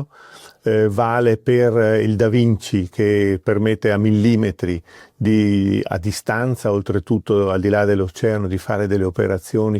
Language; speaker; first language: Italian; native; Italian